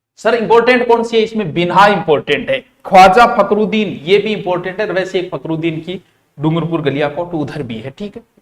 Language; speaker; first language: Hindi; native; Hindi